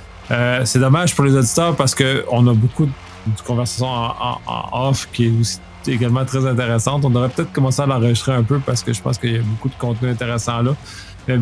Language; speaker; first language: French; native; French